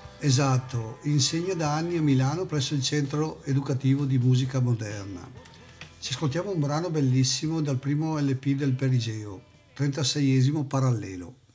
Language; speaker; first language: Italian; native; Italian